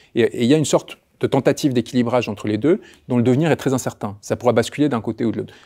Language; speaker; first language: French; early bilingual, other home language; Spanish